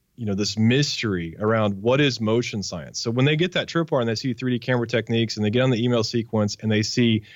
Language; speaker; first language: English; native; English